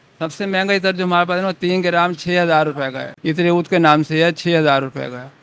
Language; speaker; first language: Urdu; non-native, local second language; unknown